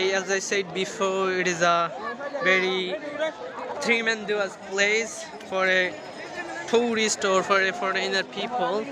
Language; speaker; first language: English; non-native, learner; Bangla